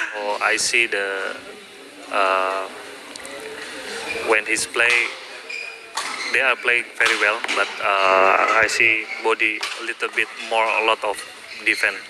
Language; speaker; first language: English; non-native, learner; Indonesian